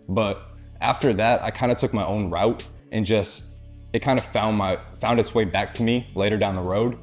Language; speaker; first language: English; native; English